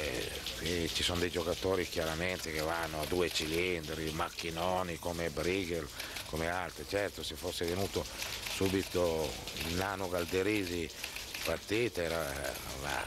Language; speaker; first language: Italian; native; Italian